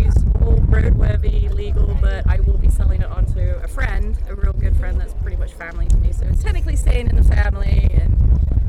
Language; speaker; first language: English; native; English